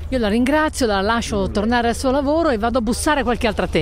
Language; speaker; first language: Italian; native; Italian